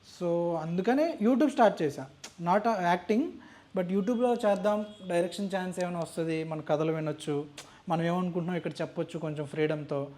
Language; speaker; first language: Telugu; native; Telugu